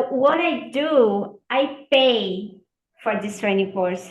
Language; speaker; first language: English; non-native, fluent; Portuguese